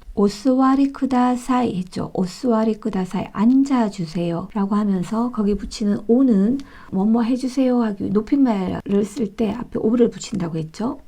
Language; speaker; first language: Korean; native; Korean